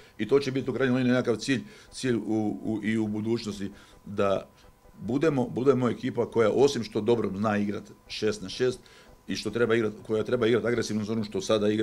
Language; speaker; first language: Croatian; native; Croatian